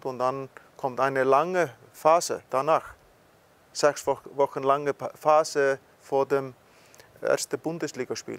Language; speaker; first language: German; non-native, fluent; Icelandic